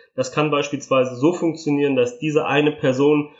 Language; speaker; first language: German; native; German